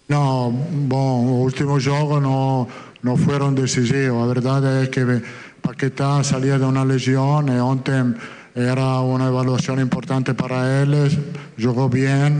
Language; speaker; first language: Portuguese; non-native, fluent; Italian